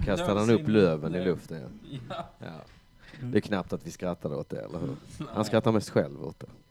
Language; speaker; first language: Swedish; native; Swedish